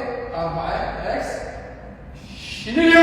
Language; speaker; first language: Arabic; native; Arabic